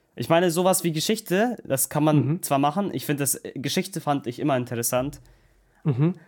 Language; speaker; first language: German; non-native, local second language; Russian